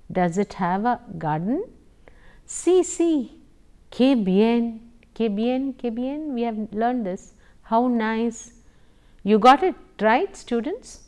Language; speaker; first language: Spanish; non-native, fluent; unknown